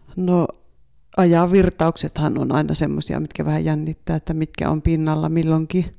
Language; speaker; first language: Finnish; native; Finnish